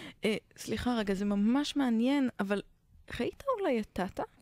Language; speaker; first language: Hebrew; native; Hebrew